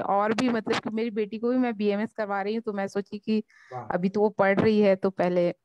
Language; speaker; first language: Hindi; native; Hindi